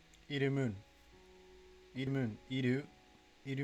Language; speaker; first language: Korean; non-native, learner; English